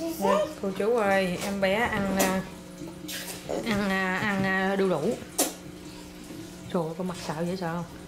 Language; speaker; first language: Vietnamese; native; Vietnamese